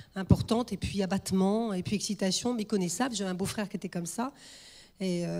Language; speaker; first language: French; native; French